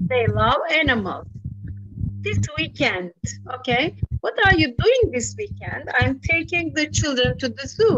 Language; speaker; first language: English; non-native, fluent; Turkish